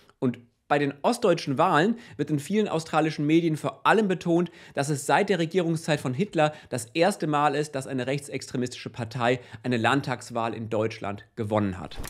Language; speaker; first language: German; native; German